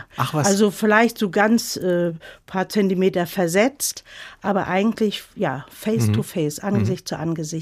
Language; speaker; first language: German; native; German